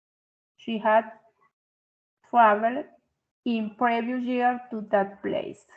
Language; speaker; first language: English; non-native, fluent; Spanish